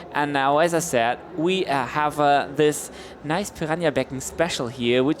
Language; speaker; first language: English; non-native, fluent; German